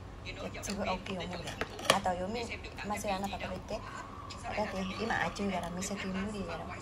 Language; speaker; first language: Japanese; non-native, learner; Vietnamese